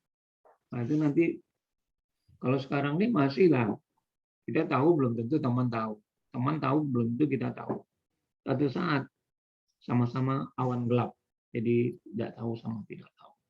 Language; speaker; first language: Indonesian; native; Indonesian